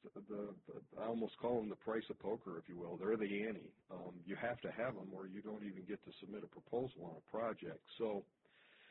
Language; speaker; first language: English; native; English